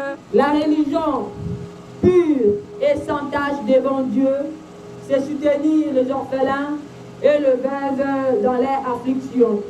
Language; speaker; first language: French; non-native, local second language; Lingala